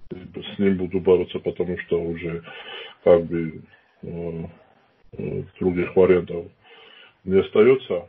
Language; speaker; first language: Russian; non-native, fluent; Georgian